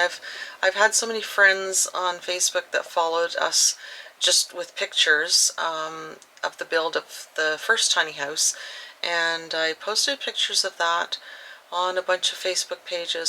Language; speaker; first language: English; native; English